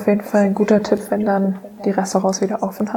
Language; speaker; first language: German; native; German